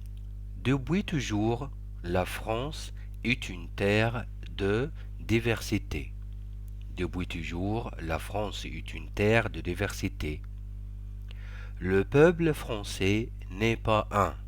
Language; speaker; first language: French; non-native, fluent; Arabic